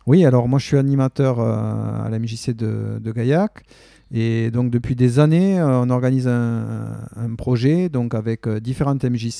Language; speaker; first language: French; native; French